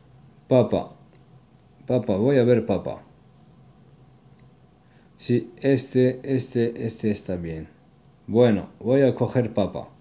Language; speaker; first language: Spanish; non-native, learner; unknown